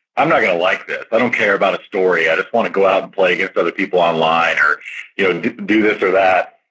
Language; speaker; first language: English; native; English